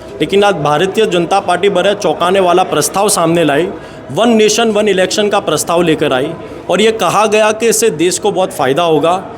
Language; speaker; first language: Hindi; non-native, local second language; Gujarati